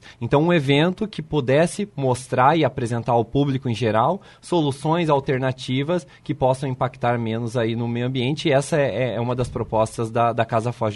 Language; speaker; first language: Portuguese; native; Portuguese